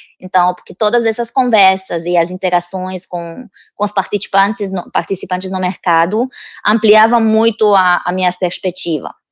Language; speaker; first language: Portuguese; non-native, fluent; Romanian